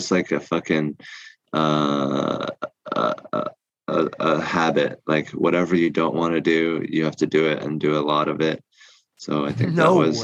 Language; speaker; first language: English; early bilingual, other home language; Korean